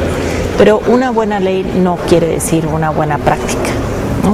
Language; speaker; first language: Spanish; native; Spanish